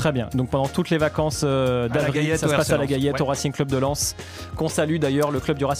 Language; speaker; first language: French; native; French